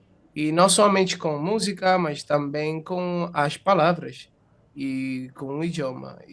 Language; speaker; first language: Portuguese; non-native, fluent; Italian